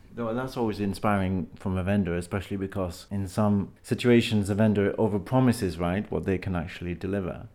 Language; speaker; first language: English; native; English